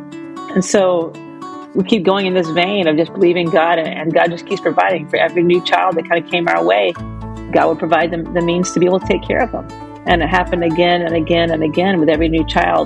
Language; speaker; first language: English; native; English